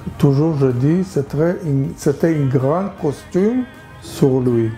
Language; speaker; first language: French; non-native, learner; Hebrew